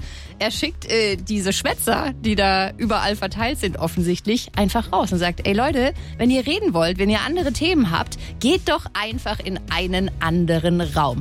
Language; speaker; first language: German; native; German